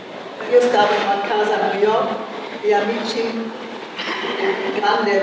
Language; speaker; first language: Italian; non-native, fluent; German